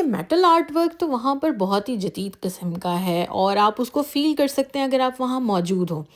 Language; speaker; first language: Urdu; native; Urdu